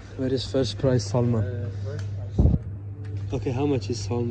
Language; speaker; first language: English; non-native, learner; Turkish